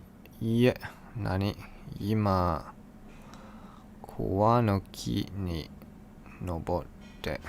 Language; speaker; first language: Japanese; non-native, learner; English